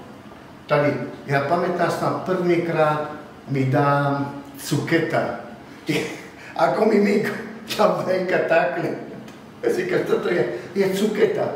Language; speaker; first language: Czech; non-native, learner; Italian